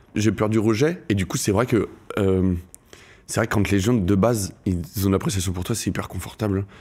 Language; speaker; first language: French; native; French